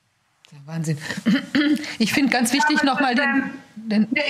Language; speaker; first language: German; native; German